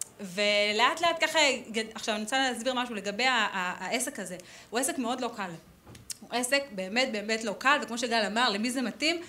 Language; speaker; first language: Hebrew; native; Hebrew